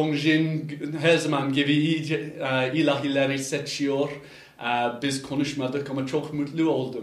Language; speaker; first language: Turkish; non-native, fluent; English